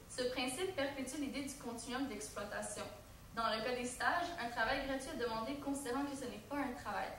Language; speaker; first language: French; native; French